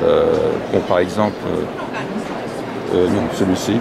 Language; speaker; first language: French; native; French